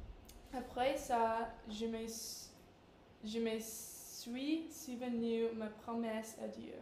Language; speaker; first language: French; non-native, learner; English